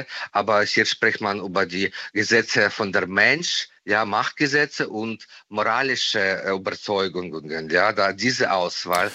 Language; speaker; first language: German; non-native, fluent; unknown